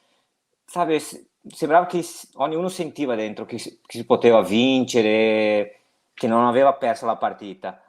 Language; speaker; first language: Italian; non-native, fluent; Portuguese